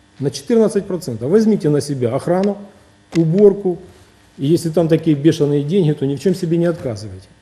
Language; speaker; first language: Russian; native; Russian